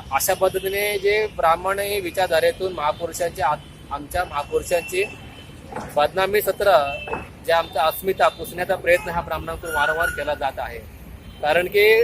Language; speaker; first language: Marathi; native; Marathi